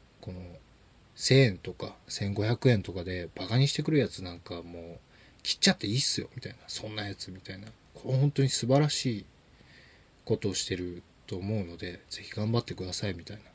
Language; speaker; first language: Japanese; native; Japanese